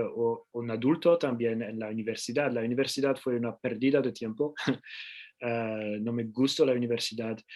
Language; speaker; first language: Spanish; non-native, learner; French